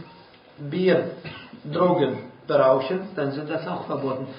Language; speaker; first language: German; non-native, fluent; Arabic